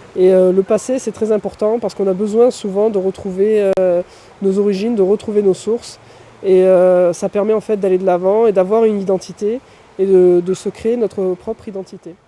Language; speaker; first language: French; native; French